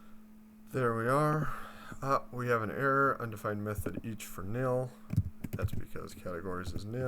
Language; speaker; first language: English; native; English